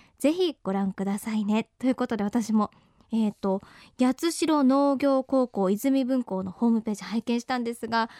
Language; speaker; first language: Japanese; native; Japanese